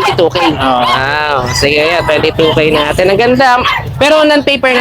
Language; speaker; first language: Filipino; native; Filipino